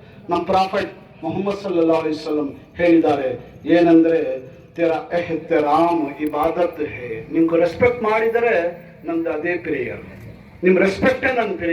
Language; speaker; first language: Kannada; non-native, fluent; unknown